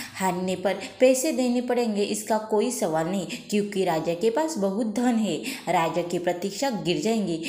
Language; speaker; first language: Hindi; non-native, local second language; Marathi